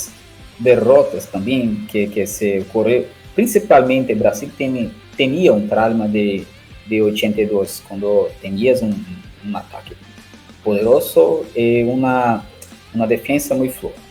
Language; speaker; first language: Spanish; non-native, learner; Portuguese